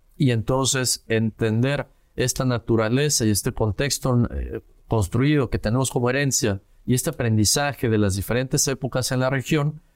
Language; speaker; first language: Spanish; native; Spanish